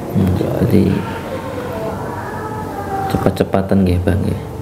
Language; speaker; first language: Indonesian; non-native, local second language; Javanese